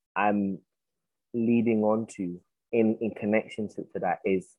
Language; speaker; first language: English; native; English